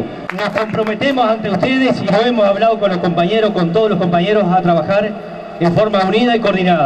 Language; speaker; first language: Spanish; native; Spanish